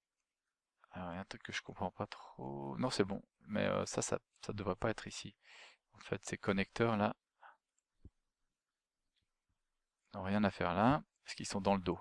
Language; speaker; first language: French; native; French